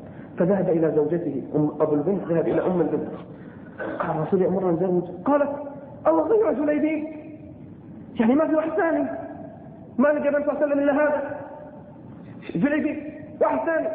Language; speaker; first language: Arabic; native; Arabic